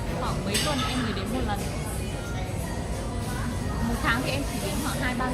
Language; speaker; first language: Vietnamese; native; Vietnamese